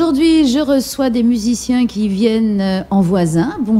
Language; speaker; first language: French; native; French